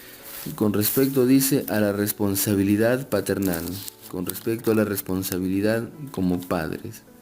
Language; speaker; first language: Spanish; native; Spanish